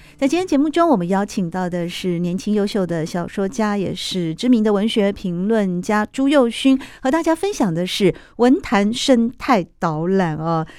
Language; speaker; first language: Chinese; native; Chinese